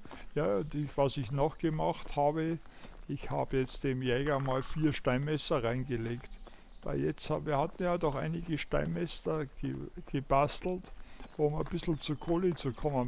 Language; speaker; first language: German; native; German